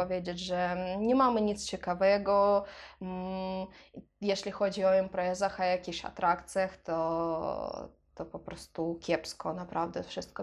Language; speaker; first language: Polish; non-native, learner; Russian